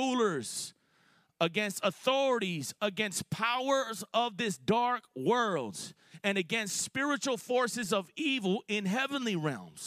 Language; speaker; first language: English; native; English